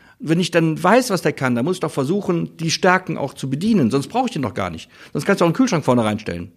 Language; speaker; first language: German; native; German